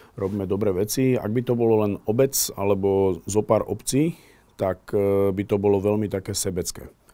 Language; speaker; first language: Slovak; native; Slovak